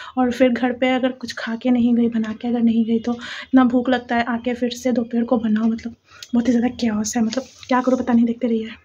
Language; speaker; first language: Hindi; non-native, local second language; Bangla